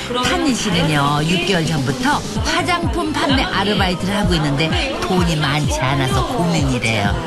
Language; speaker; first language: Korean; native; Korean